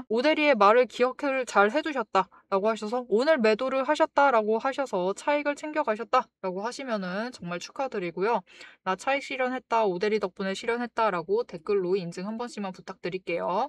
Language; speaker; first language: Korean; native; Korean